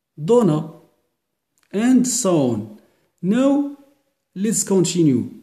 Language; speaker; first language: English; non-native, learner; Arabic